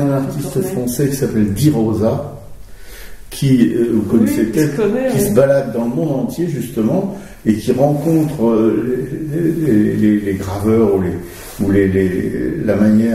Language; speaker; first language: French; native; French